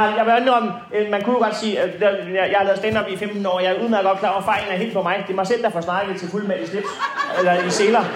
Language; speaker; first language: Danish; native; Danish